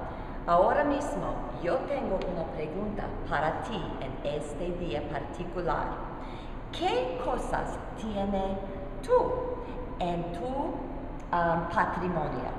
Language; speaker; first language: Spanish; non-native, learner; English